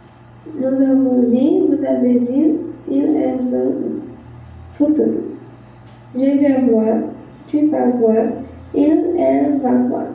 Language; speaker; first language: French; non-native, learner; Portuguese